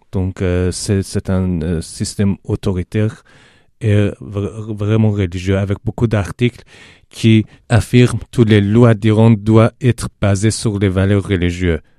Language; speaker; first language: French; non-native, fluent; Persian